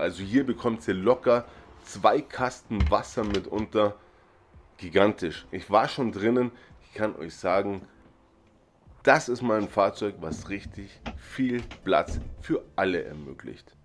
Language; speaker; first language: German; native; German